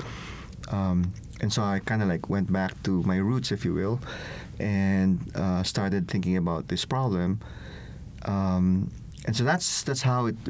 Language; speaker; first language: English; non-native, local second language; Filipino